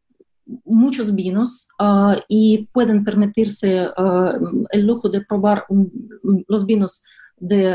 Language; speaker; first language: Spanish; non-native, fluent; Russian